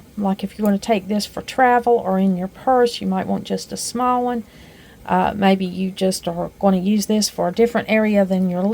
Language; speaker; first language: English; native; English